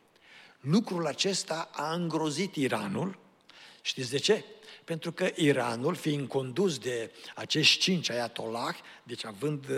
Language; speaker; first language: Romanian; native; Romanian